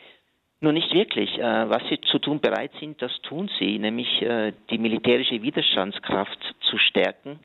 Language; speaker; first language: German; native; German